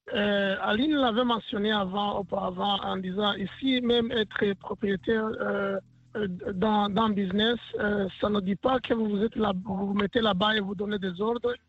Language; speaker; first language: French; non-native, local second language; Rundi